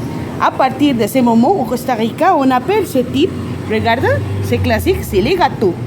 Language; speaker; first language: French; non-native, fluent; Spanish